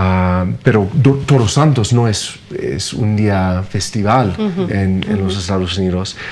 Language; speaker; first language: Spanish; non-native, fluent; English